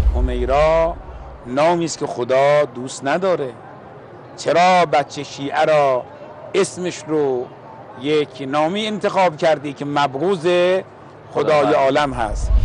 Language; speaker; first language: Persian; native; Persian